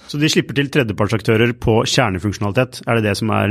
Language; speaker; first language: Norwegian; native; Norwegian